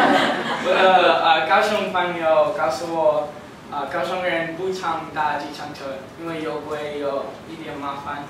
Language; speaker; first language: Chinese; non-native, learner; English